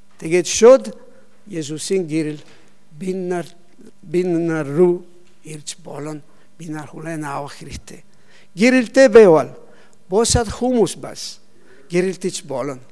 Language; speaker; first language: Mongolian; non-native, learner; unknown